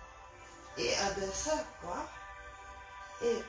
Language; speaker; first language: Italian; non-native, learner; Russian